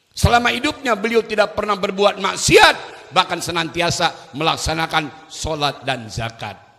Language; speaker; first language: Indonesian; native; Indonesian